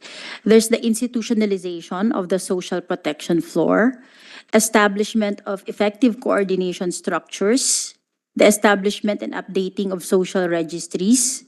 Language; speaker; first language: English; non-native, local second language; Filipino